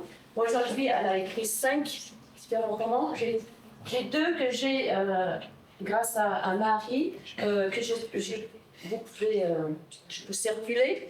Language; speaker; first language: French; non-native, fluent; English